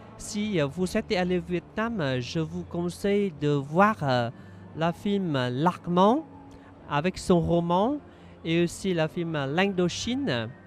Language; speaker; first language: French; non-native, fluent; Vietnamese